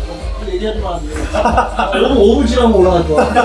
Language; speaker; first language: Korean; native; Korean